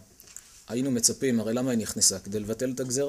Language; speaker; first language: Hebrew; native; Hebrew